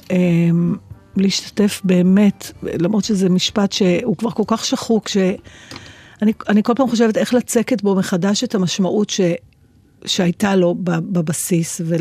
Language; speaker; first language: Hebrew; native; Hebrew